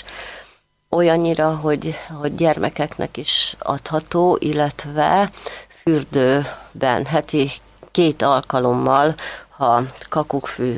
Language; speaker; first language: Hungarian; native; Hungarian